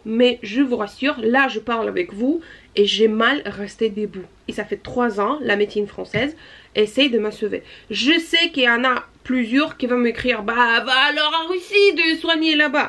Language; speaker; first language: French; non-native, fluent; Russian